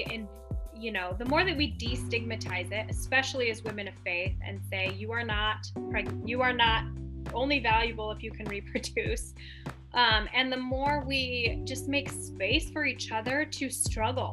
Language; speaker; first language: English; native; English